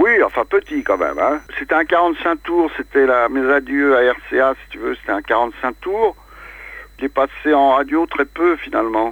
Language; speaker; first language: French; native; French